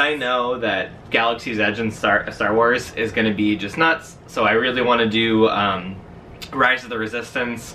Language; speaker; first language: English; native; English